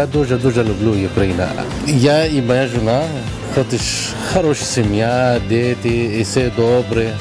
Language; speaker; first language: Ukrainian; non-native, learner; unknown